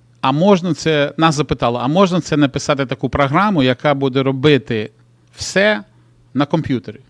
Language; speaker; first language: Ukrainian; non-native, local second language; Russian